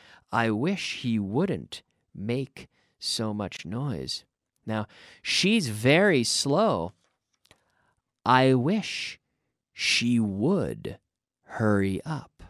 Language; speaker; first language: English; native; English